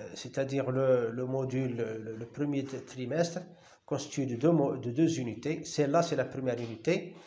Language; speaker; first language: French; non-native, local second language; Arabic